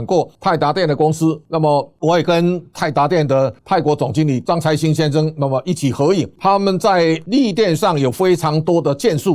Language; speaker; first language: Chinese; native; Chinese